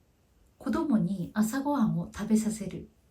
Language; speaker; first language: Japanese; non-native, fluent; Korean